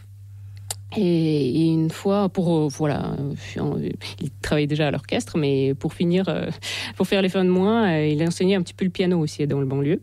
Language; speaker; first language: French; non-native, fluent; Russian